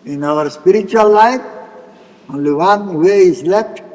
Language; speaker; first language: English; non-native, local second language; Odia